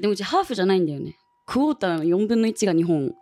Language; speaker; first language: Japanese; early bilingual, other home language; English